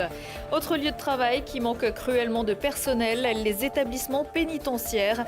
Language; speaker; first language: French; native; French